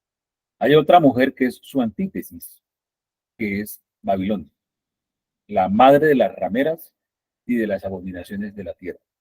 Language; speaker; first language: Spanish; native; Spanish